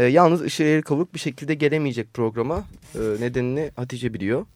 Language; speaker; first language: Turkish; native; Turkish